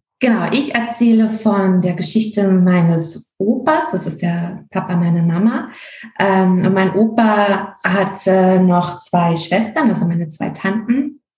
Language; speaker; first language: German; native; German